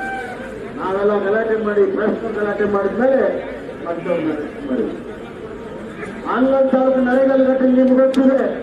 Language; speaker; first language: Kannada; native; Kannada